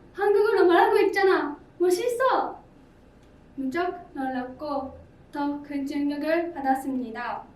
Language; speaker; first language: Korean; non-native, learner; Japanese